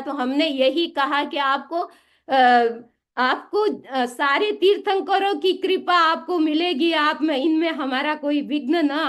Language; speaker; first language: Hindi; native; Hindi